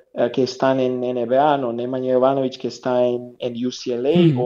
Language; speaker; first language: Spanish; non-native, fluent; Serbian